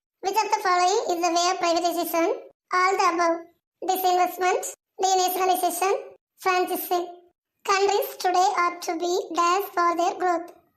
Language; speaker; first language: English; non-native, local second language; Tamil